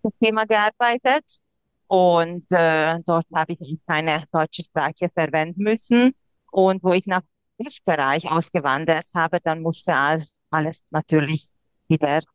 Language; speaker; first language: German; non-native, fluent; Hungarian